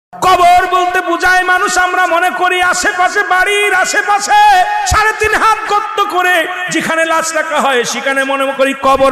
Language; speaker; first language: Bangla; native; Bangla